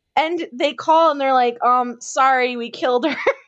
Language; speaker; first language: English; native; English